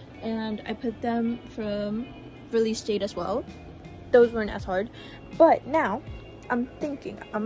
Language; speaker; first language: English; early bilingual, other home language; Spanish